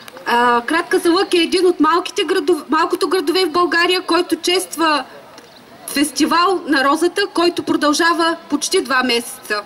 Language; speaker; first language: Bulgarian; native; Bulgarian